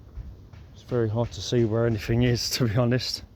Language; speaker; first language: English; native; English